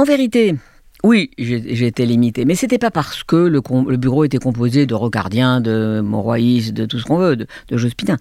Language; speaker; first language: French; native; French